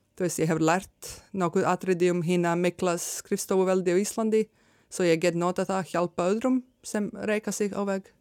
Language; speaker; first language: Icelandic; non-native, fluent; Serbian